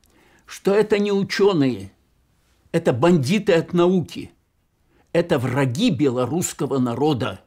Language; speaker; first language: Russian; native; Russian